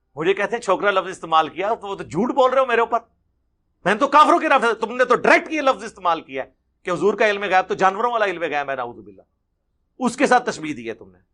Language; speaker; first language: Urdu; non-native, local second language; Punjabi